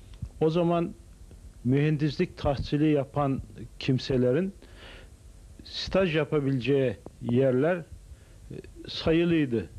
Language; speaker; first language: Turkish; native; Turkish